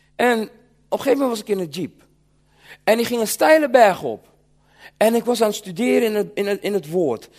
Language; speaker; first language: Dutch; early bilingual, other home language; Sranan Tongo